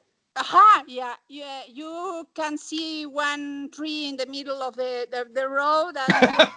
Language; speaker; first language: English; non-native, learner; Spanish